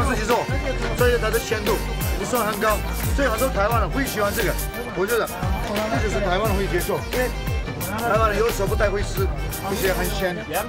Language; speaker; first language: Chinese; non-native, fluent; Turkish